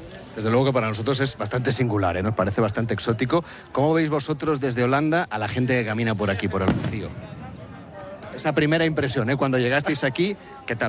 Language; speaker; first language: Spanish; native; Spanish